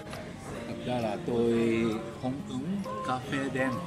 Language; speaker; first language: Vietnamese; non-native, learner; Japanese